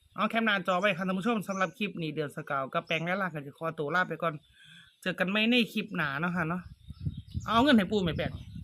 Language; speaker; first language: Thai; native; Thai